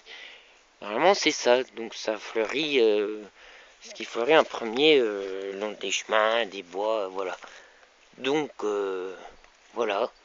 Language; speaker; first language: French; native; French